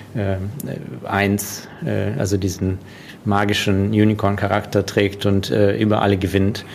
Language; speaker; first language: German; non-native, fluent; Russian